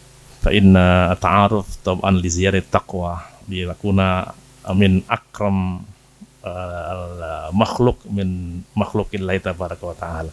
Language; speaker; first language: Arabic; non-native, fluent; Indonesian